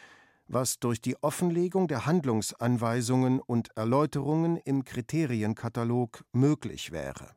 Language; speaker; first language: German; native; German